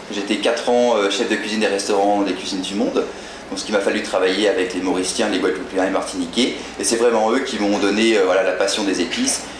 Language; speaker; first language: French; native; French